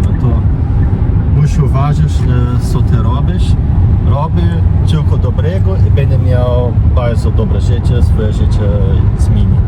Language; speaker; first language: Polish; non-native, learner; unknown